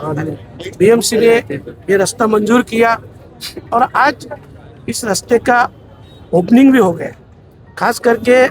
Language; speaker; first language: Hindi; non-native, local second language; Marathi